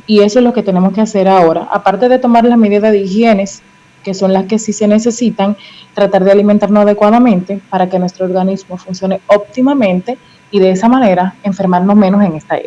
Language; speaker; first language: Spanish; native; Spanish